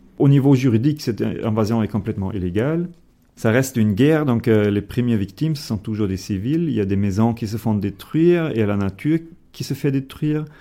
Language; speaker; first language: French; non-native, fluent; German